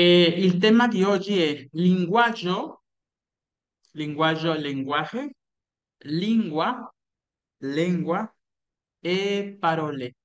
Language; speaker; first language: Italian; non-native, fluent; Spanish